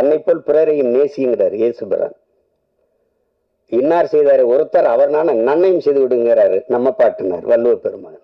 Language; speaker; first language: Tamil; native; Tamil